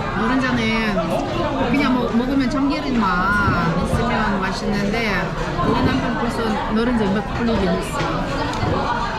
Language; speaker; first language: Korean; non-native, fluent; Ukrainian